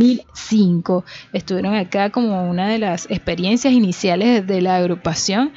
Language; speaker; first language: Spanish; native; Spanish